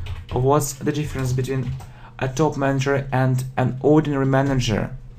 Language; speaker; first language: English; non-native, fluent; Russian